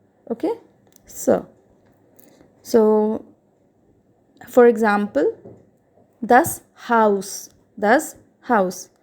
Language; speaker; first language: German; non-native, fluent; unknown